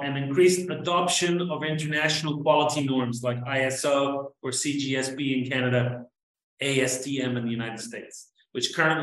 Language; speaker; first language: English; native; English